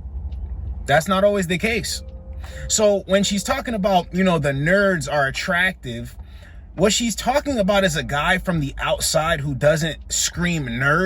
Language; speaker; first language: English; native; English